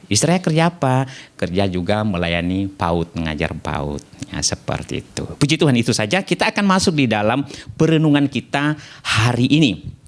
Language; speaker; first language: Indonesian; non-native, local second language; Nias